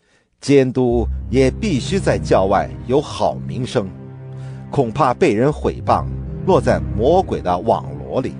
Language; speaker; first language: Chinese; native; Chinese